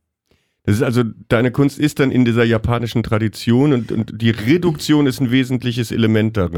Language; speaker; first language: German; native; German